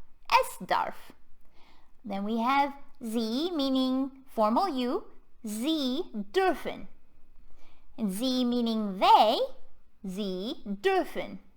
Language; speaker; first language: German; non-native, fluent; English